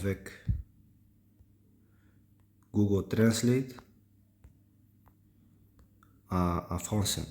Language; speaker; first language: French; non-native, learner; English